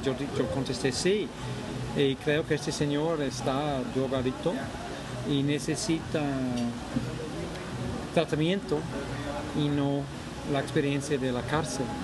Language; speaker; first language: Spanish; non-native, fluent; English